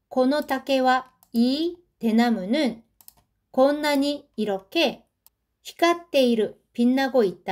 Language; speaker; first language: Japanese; non-native, fluent; Korean